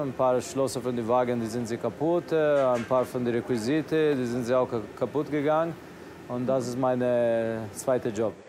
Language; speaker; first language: German; non-native, learner; Italian